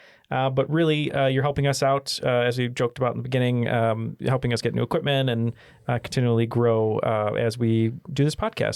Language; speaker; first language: English; native; English